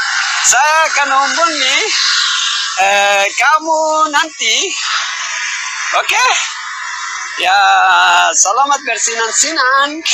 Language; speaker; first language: Indonesian; non-native, learner; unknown